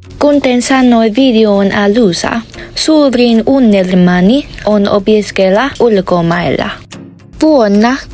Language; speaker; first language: Finnish; non-native, learner; Vietnamese